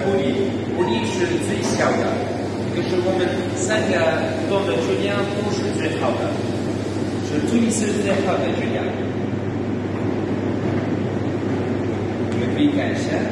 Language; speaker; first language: Chinese; non-native, fluent; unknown